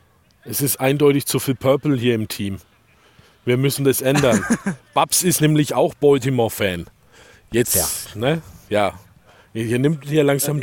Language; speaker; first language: German; native; German